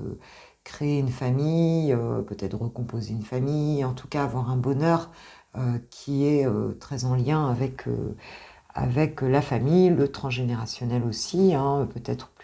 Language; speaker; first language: French; native; French